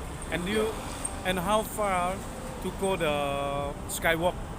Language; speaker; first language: English; non-native, learner; Thai